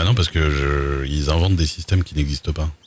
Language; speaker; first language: French; native; French